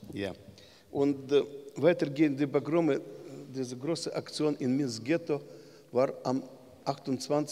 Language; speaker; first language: German; non-native, learner; Russian